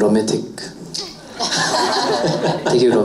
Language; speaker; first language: Korean; non-native, fluent; English